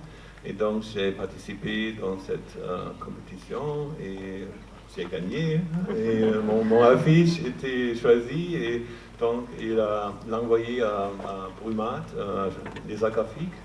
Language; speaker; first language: French; non-native, fluent; German